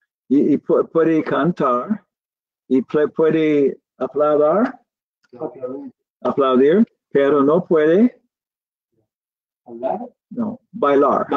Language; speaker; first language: Spanish; non-native, learner; English